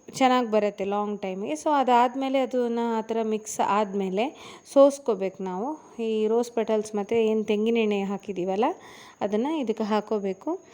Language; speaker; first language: Kannada; non-native, local second language; Tulu